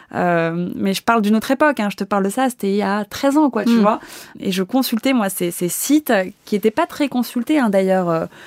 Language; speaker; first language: French; native; French